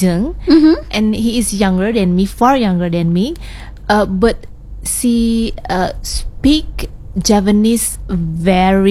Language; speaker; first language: English; non-native, learner; Sundanese